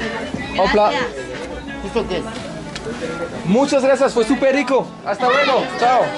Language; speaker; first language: Spanish; non-native, learner; French